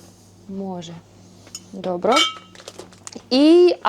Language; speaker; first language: Macedonian; non-native, learner; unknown